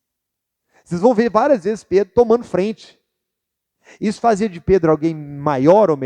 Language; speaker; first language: Portuguese; native; Portuguese